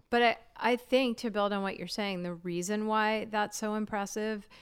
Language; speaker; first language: English; native; English